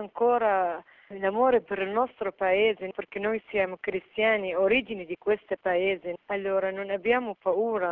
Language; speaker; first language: Italian; non-native, fluent; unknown